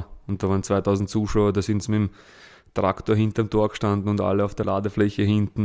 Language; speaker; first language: German; early bilingual, other home language; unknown